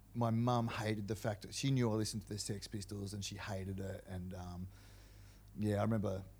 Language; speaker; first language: English; native; English